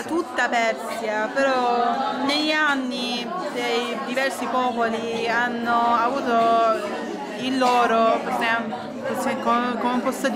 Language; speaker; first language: Italian; early bilingual, other home language; Persian